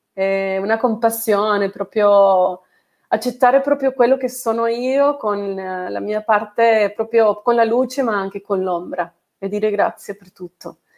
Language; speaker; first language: Italian; non-native, fluent; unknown